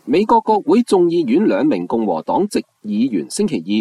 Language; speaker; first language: Chinese; native; Chinese